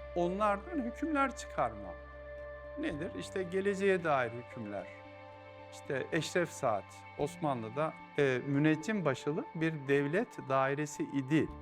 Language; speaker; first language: Turkish; native; Turkish